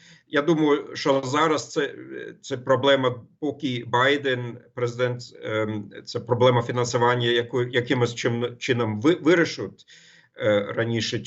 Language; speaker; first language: Ukrainian; non-native, fluent; German